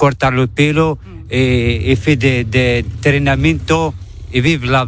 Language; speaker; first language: Spanish; non-native, learner; Arabic